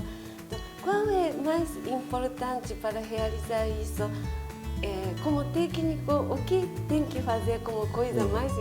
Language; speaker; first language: Portuguese; non-native, learner; Japanese